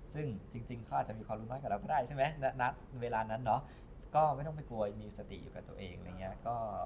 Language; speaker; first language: Thai; native; Thai